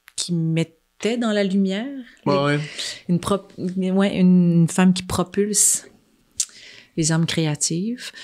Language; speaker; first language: French; native; French